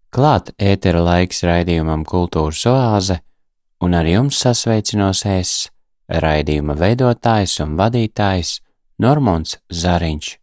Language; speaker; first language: Latvian; native; Latvian